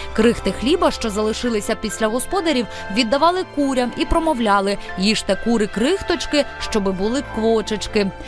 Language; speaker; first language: Ukrainian; native; Ukrainian